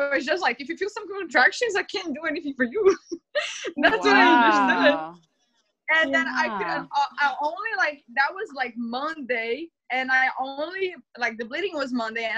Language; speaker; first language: English; non-native, fluent; Portuguese